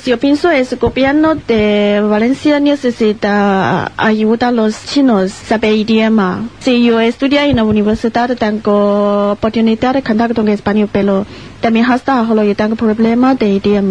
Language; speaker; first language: Spanish; non-native, learner; Chinese